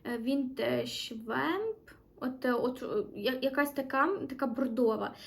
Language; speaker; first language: Ukrainian; non-native, local second language; Russian